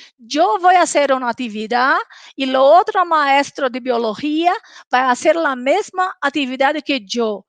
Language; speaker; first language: Spanish; non-native, local second language; Portuguese